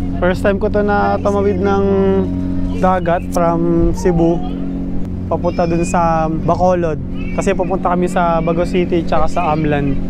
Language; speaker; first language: Filipino; native; Filipino